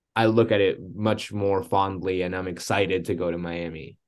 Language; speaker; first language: English; early bilingual, other home language; Spanish